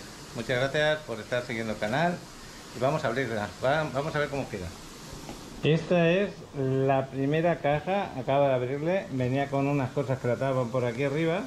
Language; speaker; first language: Spanish; native; Spanish